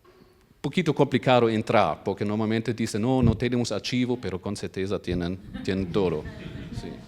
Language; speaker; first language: Spanish; non-native, fluent; German